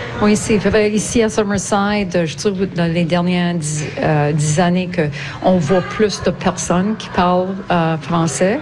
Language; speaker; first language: French; native; French